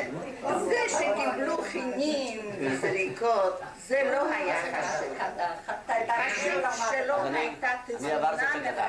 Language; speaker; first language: Hebrew; non-native, fluent; German